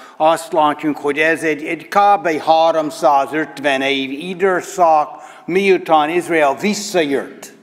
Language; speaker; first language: Hungarian; non-native, learner; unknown